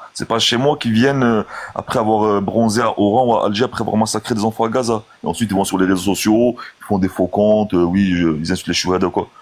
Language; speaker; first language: French; early bilingual, other home language; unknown